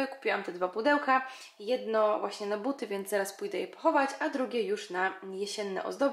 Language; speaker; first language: Polish; native; Polish